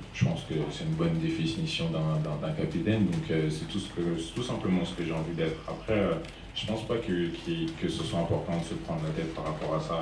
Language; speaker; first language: French; native; French